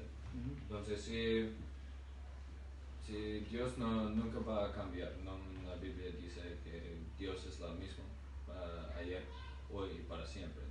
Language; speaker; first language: Spanish; non-native, learner; English